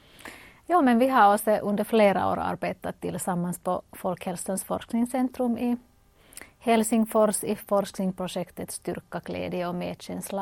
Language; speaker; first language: Swedish; non-native, local second language; Finnish